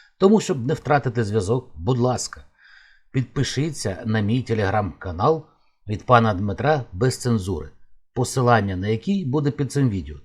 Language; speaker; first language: Ukrainian; native; Ukrainian